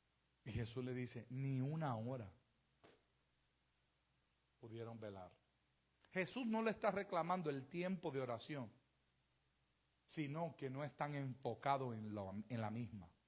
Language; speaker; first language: Spanish; native; Spanish